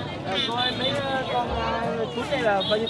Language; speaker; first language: Vietnamese; early bilingual, heritage; Vietnamese